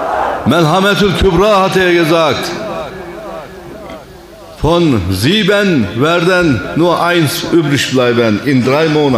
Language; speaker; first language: German; non-native, fluent; Turkish